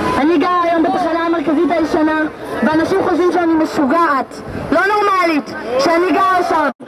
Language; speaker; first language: Hebrew; native; Hebrew